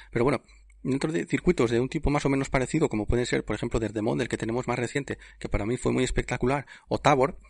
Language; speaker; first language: Spanish; native; Spanish